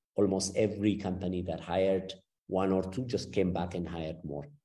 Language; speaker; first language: English; non-native, fluent; Amharic